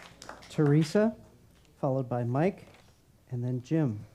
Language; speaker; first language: English; native; English